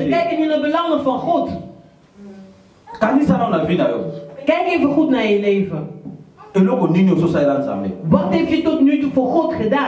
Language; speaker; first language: Dutch; early bilingual, other home language; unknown